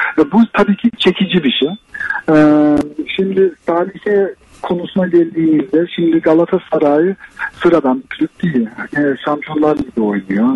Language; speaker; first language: Turkish; early bilingual, heritage; Turkish